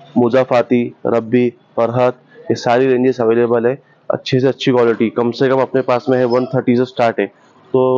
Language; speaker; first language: Hindi; non-native, local second language; Urdu